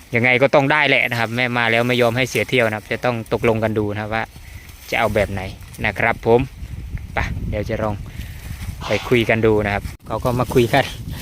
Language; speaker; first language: Thai; native; Thai